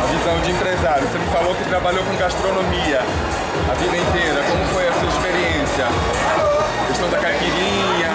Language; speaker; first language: Portuguese; native; Portuguese